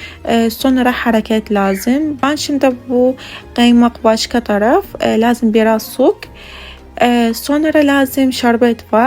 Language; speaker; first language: Turkish; non-native, learner; Arabic